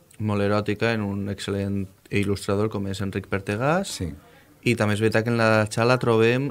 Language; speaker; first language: Catalan; native; Catalan